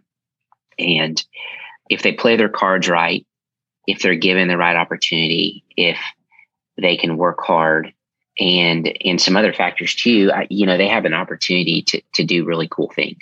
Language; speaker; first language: English; native; English